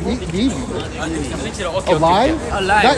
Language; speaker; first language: Japanese; early bilingual, heritage; Japanese